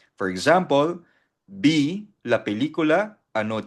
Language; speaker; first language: Spanish; non-native, fluent; Filipino